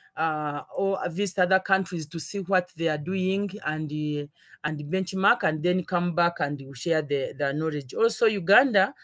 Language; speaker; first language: English; non-native, local second language; Ganda